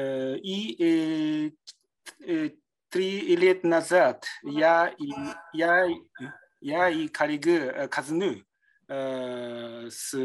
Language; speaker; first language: Russian; non-native, learner; Japanese